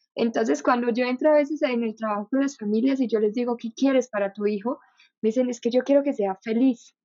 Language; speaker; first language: Spanish; non-native, fluent; German